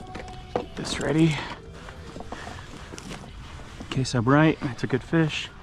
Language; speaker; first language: English; native; English